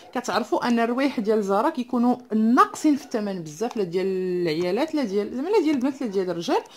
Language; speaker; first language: Arabic; non-native, local second language; Tachelhit